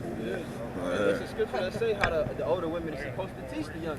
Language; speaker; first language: English; native; English